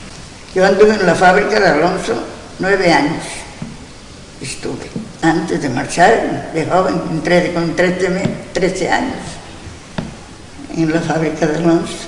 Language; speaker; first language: Spanish; non-native, local second language; Galician